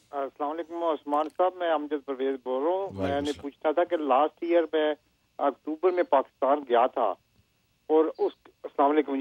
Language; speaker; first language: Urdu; non-native, local second language; Punjabi